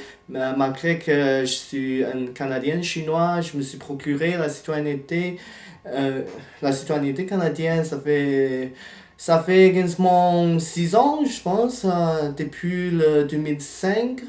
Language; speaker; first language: French; non-native, fluent; Chinese